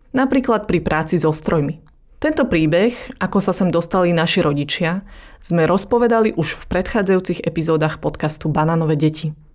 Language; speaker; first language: Slovak; early bilingual, other home language; Vietnamese